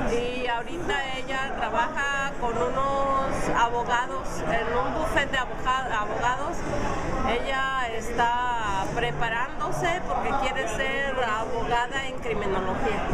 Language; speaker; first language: Spanish; non-native, local second language; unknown